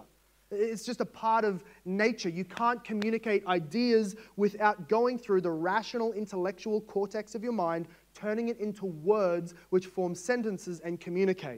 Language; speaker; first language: English; native; English